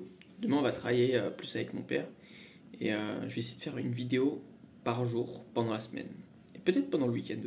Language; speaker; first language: French; native; French